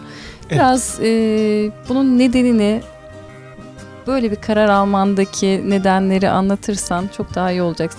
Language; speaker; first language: Turkish; native; Turkish